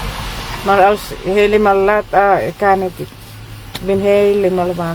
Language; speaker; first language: Dutch; non-native, learner; Filipino